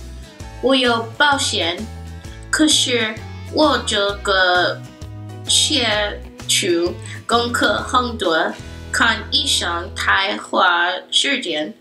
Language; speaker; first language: Chinese; non-native, learner; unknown